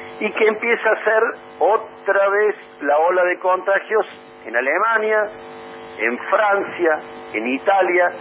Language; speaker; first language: Spanish; native; Spanish